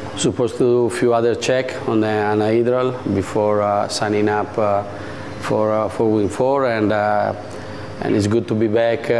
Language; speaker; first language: English; non-native, fluent; Italian